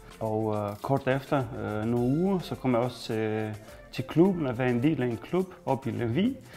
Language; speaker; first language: Danish; non-native, fluent; Romanian